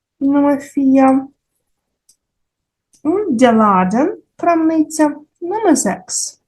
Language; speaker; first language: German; non-native, fluent; Ukrainian